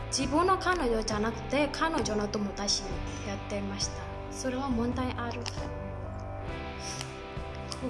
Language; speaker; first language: Japanese; non-native, learner; Burmese